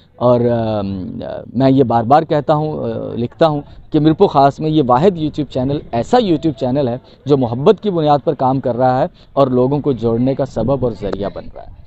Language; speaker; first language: Urdu; native; Urdu